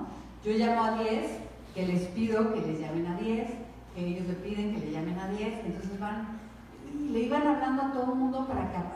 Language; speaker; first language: Spanish; native; Spanish